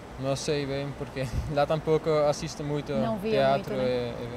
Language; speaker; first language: Portuguese; non-native, learner; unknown